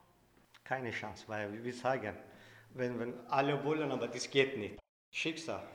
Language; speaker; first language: German; non-native, learner; Turkish